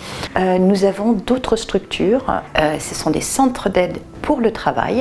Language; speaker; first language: French; native; French